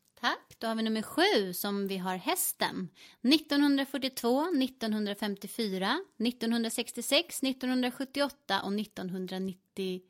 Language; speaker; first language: Swedish; native; Swedish